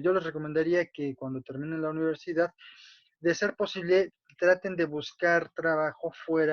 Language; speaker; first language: Spanish; native; Spanish